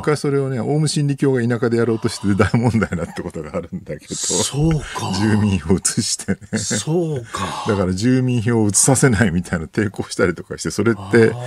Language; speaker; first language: Japanese; native; Japanese